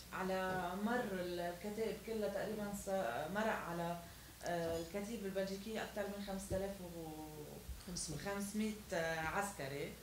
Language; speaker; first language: Arabic; native; Arabic